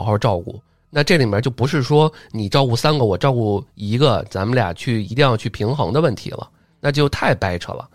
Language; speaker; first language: Chinese; native; Chinese